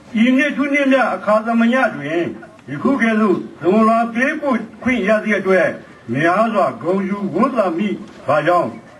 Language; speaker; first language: Burmese; non-native, local second language; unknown